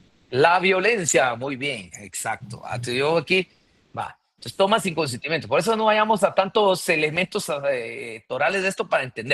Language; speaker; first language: Spanish; native; Spanish